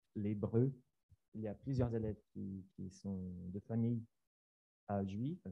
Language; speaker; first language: French; non-native, fluent; Portuguese